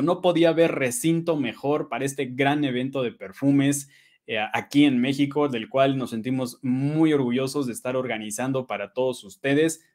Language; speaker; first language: Spanish; native; Spanish